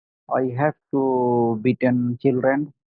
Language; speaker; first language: English; non-native, learner; Hindi